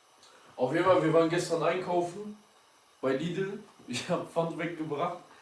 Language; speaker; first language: German; early bilingual, other home language; Kurdish